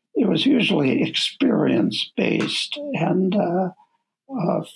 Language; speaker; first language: English; native; English